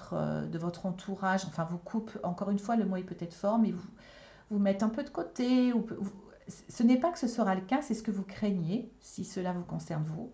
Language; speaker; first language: French; native; French